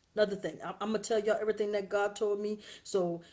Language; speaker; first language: English; native; English